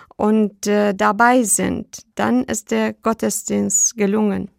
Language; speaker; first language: German; non-native, fluent; Arabic